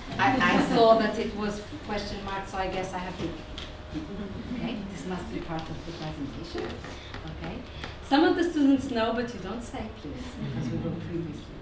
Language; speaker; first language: English; non-native, fluent; Portuguese